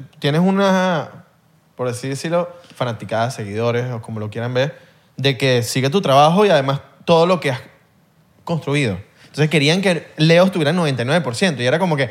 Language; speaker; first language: Spanish; native; Spanish